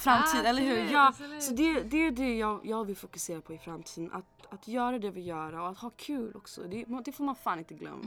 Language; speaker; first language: Swedish; early bilingual, other home language; English